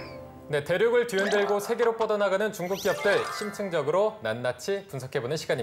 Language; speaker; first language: Korean; native; Korean